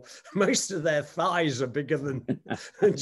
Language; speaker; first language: English; native; English